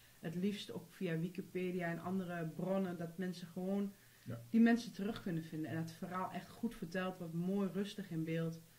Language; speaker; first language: Dutch; native; Dutch